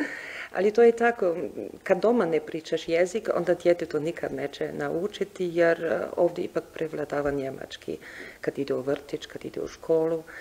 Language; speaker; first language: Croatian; non-native, fluent; German